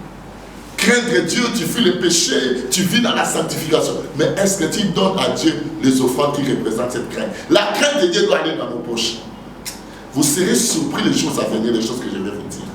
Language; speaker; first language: French; non-native, local second language; Lingala